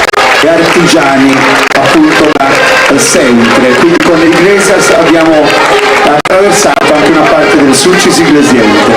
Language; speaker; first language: Italian; native; Italian